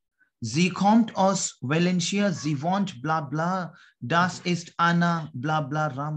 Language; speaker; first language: German; non-native, learner; Hindi